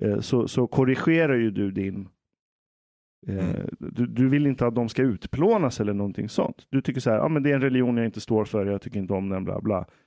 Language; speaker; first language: Swedish; early bilingual, other home language; Persian